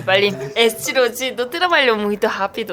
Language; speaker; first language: Portuguese; non-native, learner; Korean